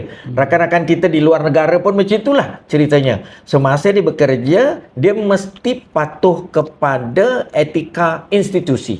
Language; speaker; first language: Malay; native; Malay